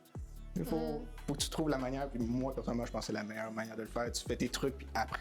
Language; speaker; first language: French; native; French